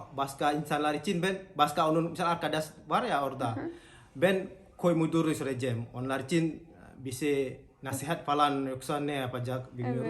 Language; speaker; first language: Turkish; non-native, learner; Indonesian